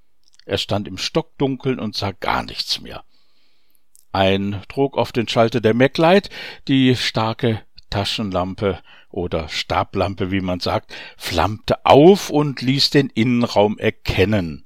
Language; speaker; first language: German; native; German